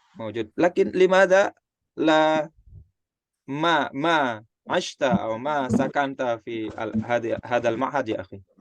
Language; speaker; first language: Arabic; non-native, fluent; Indonesian